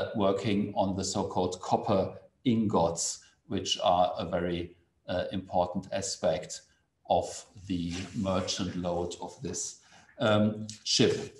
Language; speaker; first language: English; non-native, fluent; German